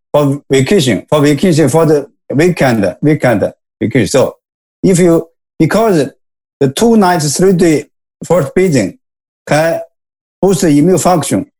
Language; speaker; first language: English; non-native, learner; Japanese